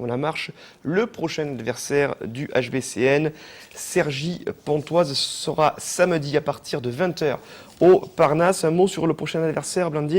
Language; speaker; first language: French; native; French